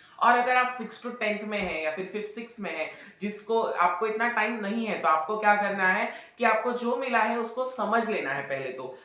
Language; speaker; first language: Hindi; non-native, local second language; Marathi